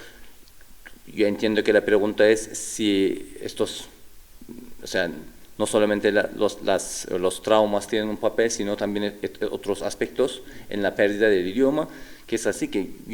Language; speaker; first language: Spanish; non-native, fluent; Turkish